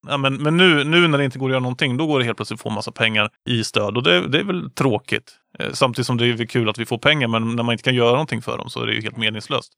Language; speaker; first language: Swedish; native; Swedish